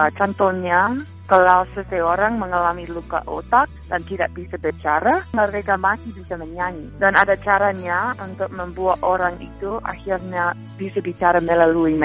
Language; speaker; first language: Indonesian; non-native, fluent; English